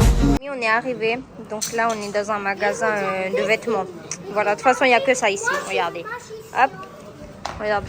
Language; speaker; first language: French; native; French